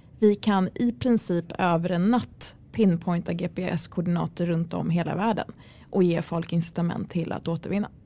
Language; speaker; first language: Swedish; early bilingual, other home language; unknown